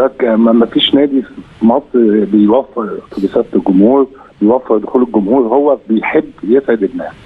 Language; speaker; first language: Arabic; native; Arabic